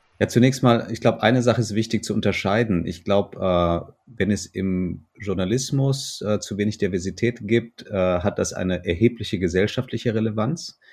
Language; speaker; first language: German; non-native, fluent; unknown